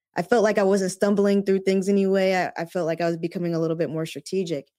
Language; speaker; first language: English; native; English